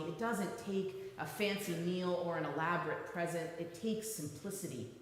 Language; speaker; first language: English; native; English